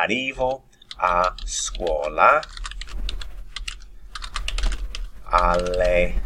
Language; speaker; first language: Italian; non-native, fluent; English